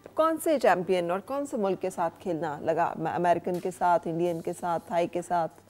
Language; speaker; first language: Urdu; native; Urdu